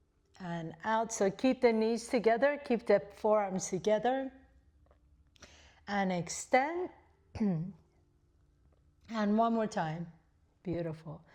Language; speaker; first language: English; native; English